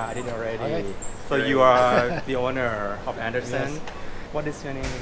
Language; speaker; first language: English; non-native, fluent; Thai